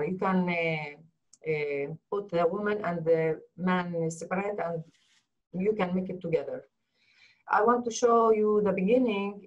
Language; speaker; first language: English; non-native, learner; Arabic